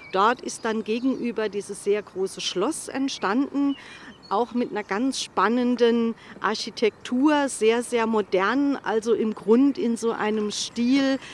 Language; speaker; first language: German; native; German